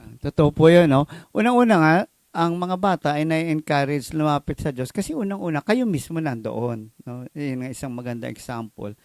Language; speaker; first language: Filipino; native; Filipino